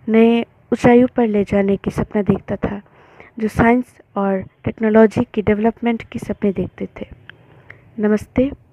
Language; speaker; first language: Hindi; non-native, local second language; Bangla